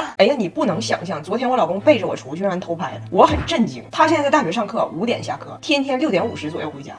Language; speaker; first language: Chinese; native; Chinese